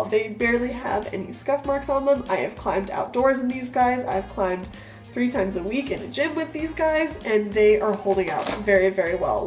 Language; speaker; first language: English; native; English